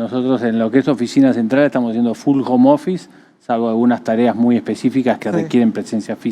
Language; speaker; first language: Spanish; native; Spanish